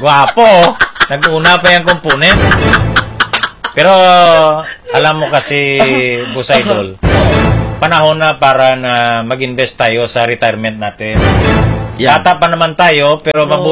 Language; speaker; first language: Filipino; non-native, local second language; Hiligaynon